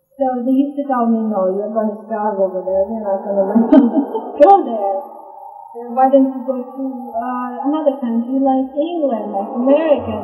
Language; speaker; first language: English; non-native, fluent; Persian